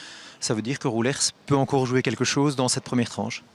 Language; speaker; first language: French; native; French